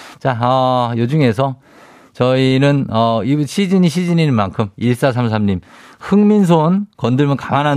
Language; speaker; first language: Korean; native; Korean